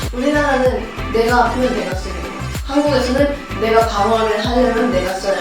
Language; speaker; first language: Korean; non-native, fluent; Arabic